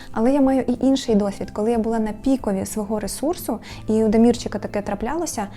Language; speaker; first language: Ukrainian; native; Ukrainian